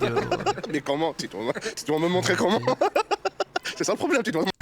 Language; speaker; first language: French; non-native, learner; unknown